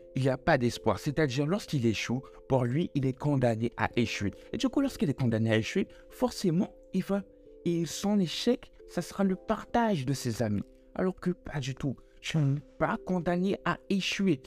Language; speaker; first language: French; native; French